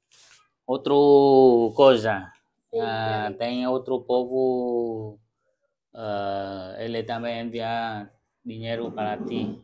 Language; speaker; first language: Portuguese; non-native, learner; Vietnamese